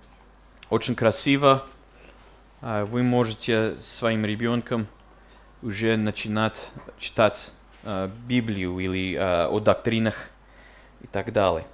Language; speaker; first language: Russian; non-native, fluent; English